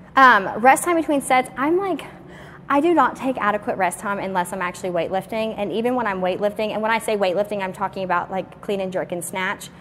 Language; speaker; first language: English; native; English